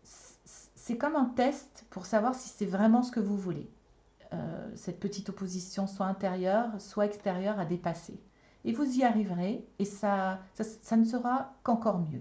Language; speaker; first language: French; native; French